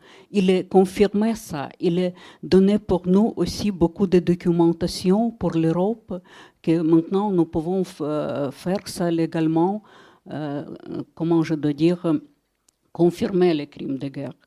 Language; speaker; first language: French; non-native, fluent; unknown